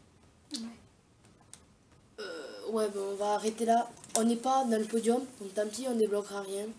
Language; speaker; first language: French; native; French